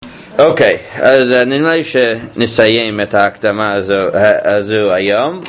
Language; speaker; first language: Hebrew; non-native, fluent; English